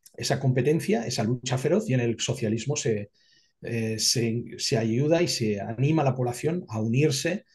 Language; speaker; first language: Spanish; native; Spanish